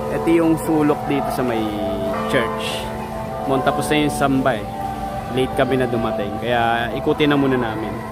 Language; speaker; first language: Filipino; native; Filipino